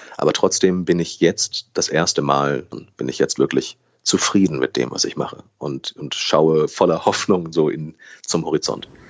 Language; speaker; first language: German; early bilingual, other home language; Portuguese